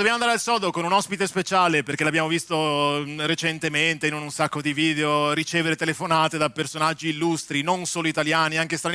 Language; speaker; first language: Italian; native; Italian